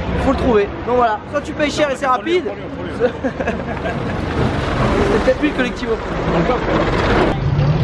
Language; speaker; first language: French; native; French